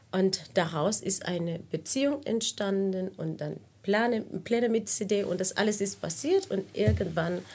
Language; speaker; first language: German; non-native, fluent; Spanish